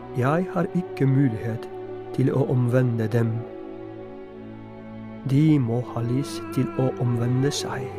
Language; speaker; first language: Norwegian; non-native, fluent; Polish